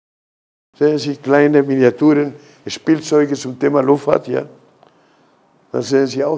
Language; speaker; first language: German; non-native, fluent; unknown